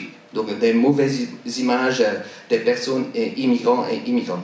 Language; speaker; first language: French; non-native, fluent; Korean